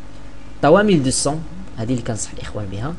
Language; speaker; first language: Arabic; native; Arabic